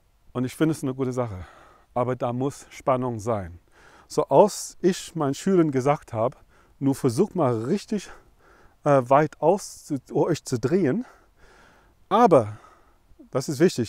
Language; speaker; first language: German; non-native, fluent; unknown